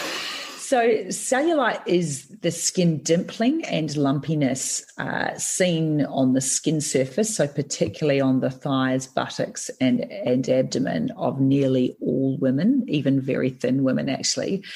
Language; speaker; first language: English; native; English